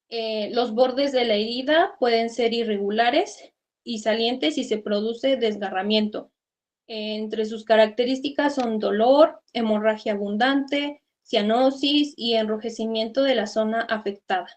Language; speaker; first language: Spanish; native; Spanish